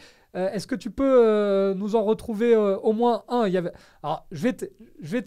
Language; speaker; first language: French; native; French